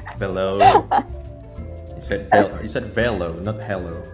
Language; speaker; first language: English; non-native, fluent; Indonesian